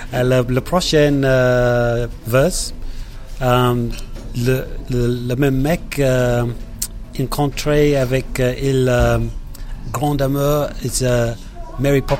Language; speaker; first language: French; non-native, learner; English